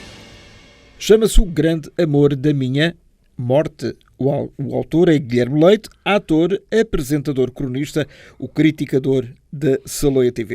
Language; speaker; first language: Portuguese; native; Portuguese